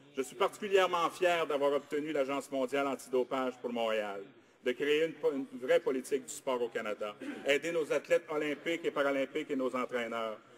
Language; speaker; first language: French; native; French